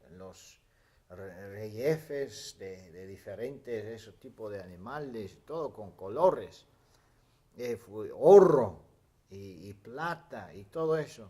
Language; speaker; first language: Spanish; non-native, fluent; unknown